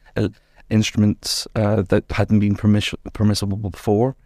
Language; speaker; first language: English; native; English